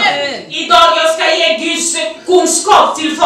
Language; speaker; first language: Swedish; non-native, learner; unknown